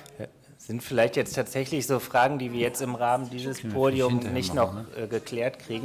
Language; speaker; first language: German; native; German